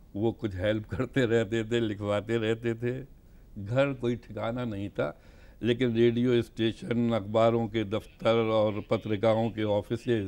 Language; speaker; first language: Hindi; native; Hindi